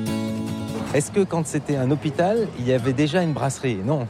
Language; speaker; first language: French; native; French